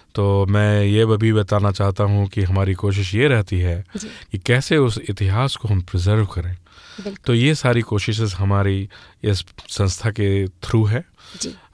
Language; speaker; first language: Hindi; native; Hindi